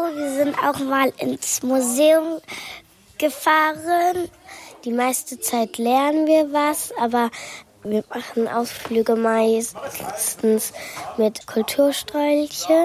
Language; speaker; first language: German; early bilingual, other home language; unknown